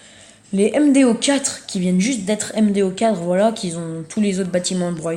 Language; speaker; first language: French; native; French